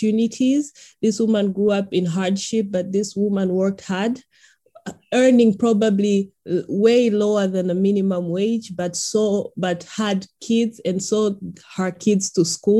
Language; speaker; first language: English; non-native, local second language; Swahili